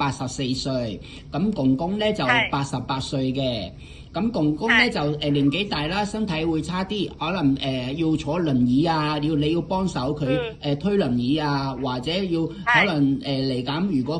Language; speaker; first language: Cantonese; native; Cantonese